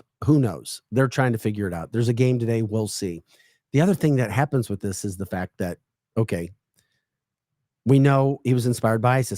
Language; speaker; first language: English; native; English